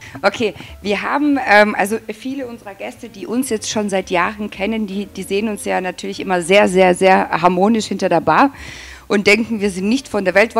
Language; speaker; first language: German; native; German